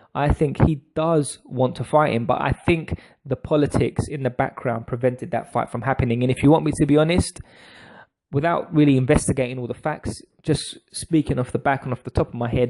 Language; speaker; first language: English; native; English